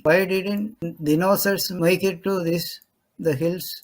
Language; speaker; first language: English; non-native, local second language; Malayalam